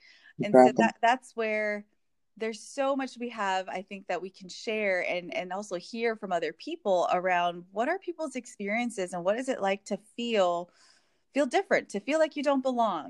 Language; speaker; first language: English; native; English